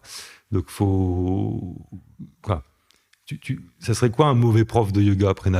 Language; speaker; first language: French; native; French